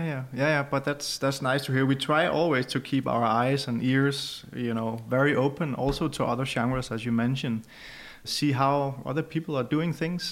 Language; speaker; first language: English; non-native, fluent; Danish